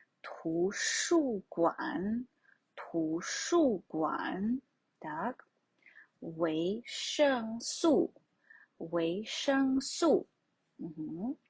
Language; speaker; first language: Chinese; non-native, fluent; Ukrainian